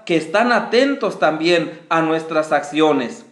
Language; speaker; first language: Spanish; native; Spanish